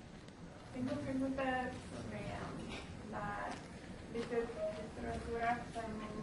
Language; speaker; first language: Spanish; non-native, learner; English